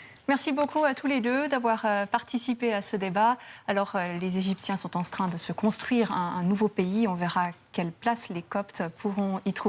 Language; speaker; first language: French; native; French